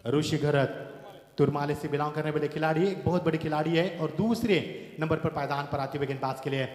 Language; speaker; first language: Hindi; non-native, local second language; Marathi